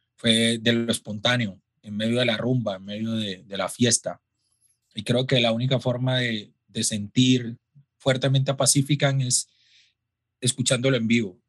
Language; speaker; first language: Spanish; native; Spanish